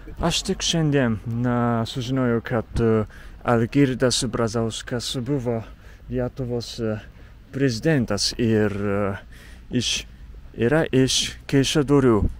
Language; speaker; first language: Lithuanian; non-native, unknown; Japanese